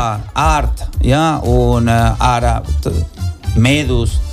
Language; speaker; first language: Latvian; non-native, learner; Spanish